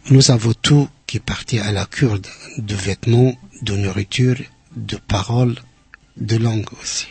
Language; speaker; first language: French; non-native, fluent; Central Kurdish